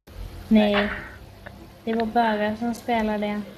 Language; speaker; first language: Swedish; native; Swedish